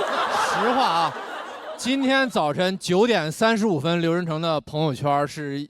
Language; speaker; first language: Chinese; native; Chinese